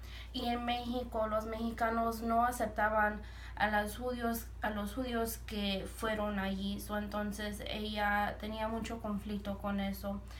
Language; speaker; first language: Spanish; early bilingual, heritage; Spanish